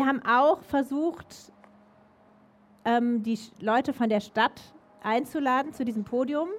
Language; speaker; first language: German; native; German